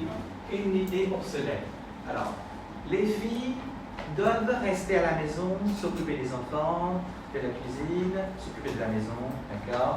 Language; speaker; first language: French; non-native, fluent; Khmer